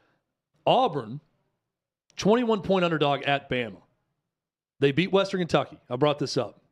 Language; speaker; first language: English; native; English